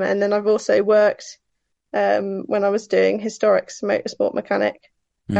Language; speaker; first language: English; native; English